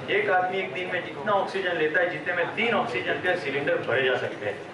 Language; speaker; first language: Hindi; non-native, local second language; Gujarati